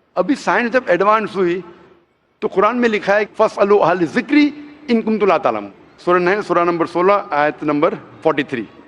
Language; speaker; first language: Hindi; non-native, local second language; Konkani